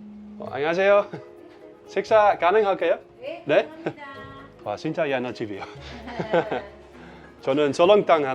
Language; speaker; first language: Korean; non-native, learner; Dutch